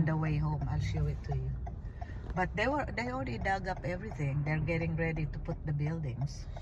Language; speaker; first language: English; non-native, fluent; Filipino